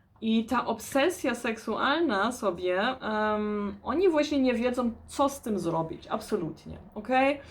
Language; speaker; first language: Polish; early bilingual, heritage; Polish